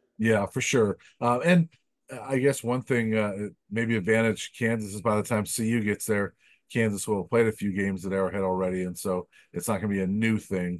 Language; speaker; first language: English; native; English